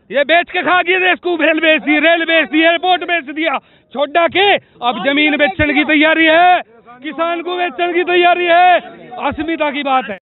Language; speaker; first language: Hindi; native; Hindi